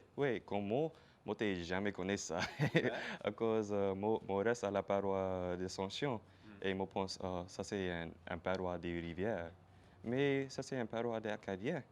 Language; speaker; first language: French; non-native, local second language; English